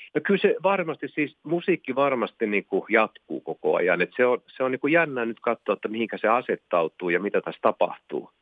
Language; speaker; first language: Finnish; non-native, local second language; Swedish